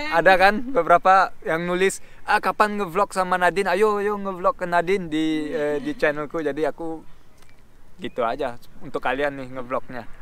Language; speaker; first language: Indonesian; non-native, fluent; German